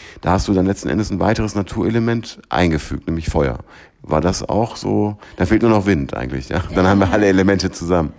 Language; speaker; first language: German; native; German